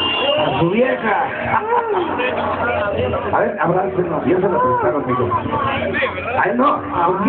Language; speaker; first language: Spanish; native; Spanish